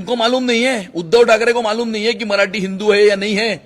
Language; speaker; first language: Hindi; non-native, local second language; Marathi